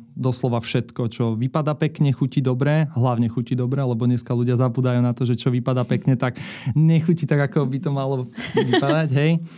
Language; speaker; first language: Slovak; native; Slovak